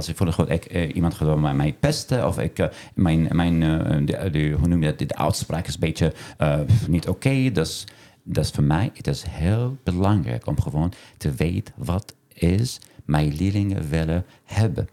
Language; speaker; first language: Dutch; non-native, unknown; Arabic